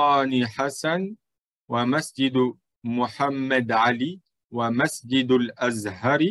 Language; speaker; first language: Arabic; non-native, fluent; French